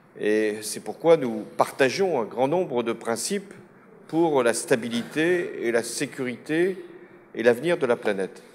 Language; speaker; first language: French; native; French